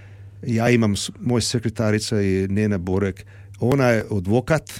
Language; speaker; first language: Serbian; early bilingual, heritage; Serbian